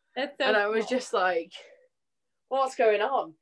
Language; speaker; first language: English; native; English